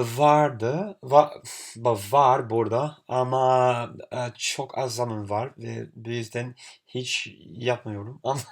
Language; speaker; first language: Turkish; non-native, learner; English